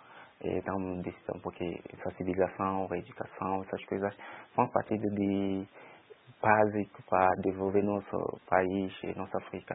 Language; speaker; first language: Portuguese; non-native, local second language; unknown